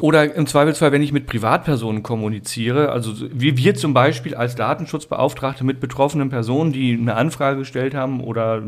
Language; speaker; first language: German; native; German